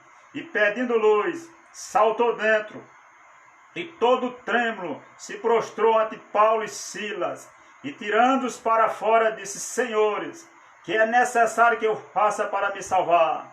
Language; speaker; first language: Portuguese; native; Portuguese